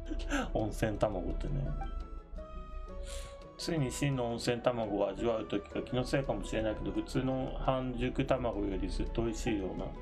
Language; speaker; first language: Japanese; native; Japanese